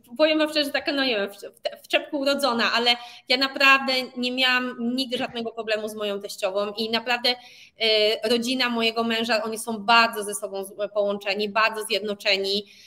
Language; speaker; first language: Polish; native; Polish